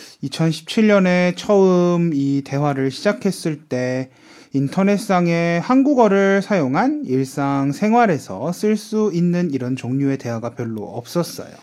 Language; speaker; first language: Korean; native; Korean